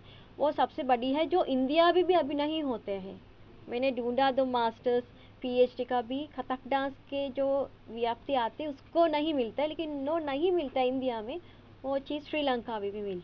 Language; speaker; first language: Hindi; non-native, fluent; Sinhala